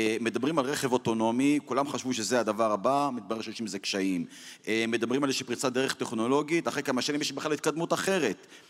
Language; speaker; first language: Hebrew; native; Hebrew